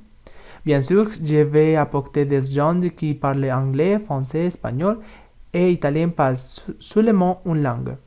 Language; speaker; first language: French; non-native, learner; Spanish